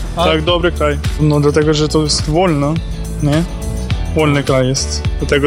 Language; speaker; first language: Polish; non-native, learner; Ukrainian